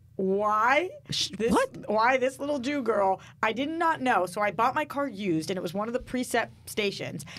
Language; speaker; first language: English; native; English